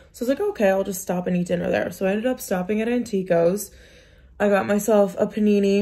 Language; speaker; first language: English; native; English